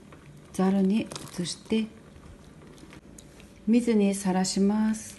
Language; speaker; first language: Japanese; non-native, fluent; Mongolian